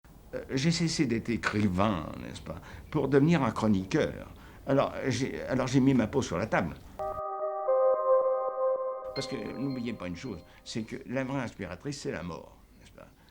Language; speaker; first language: French; native; French